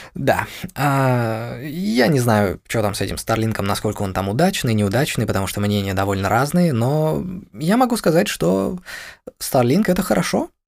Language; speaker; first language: Russian; native; Russian